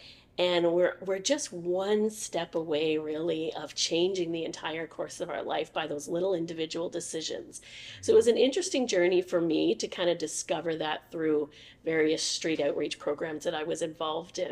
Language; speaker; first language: English; native; English